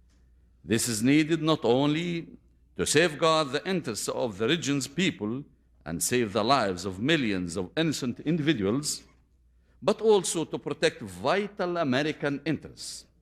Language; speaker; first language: English; non-native, fluent; Arabic